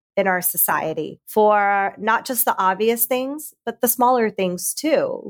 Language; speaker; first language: English; early bilingual, other home language; Hindi